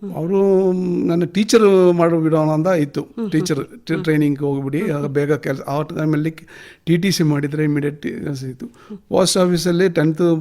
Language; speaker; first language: Kannada; non-native, local second language; Malayalam